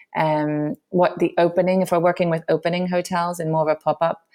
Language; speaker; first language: English; native; English